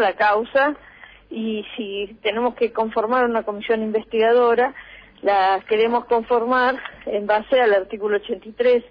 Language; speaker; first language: Spanish; native; Spanish